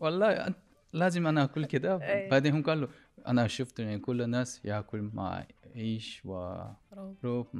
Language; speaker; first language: Arabic; non-native, learner; Korean